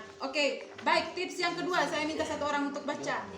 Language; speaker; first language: Indonesian; native; Indonesian